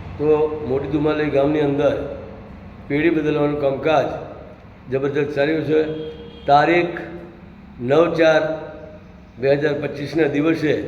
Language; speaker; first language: Gujarati; non-native, local second language; Rathawi